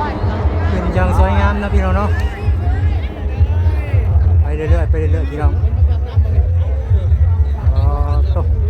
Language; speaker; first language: Thai; non-native, local second language; Lao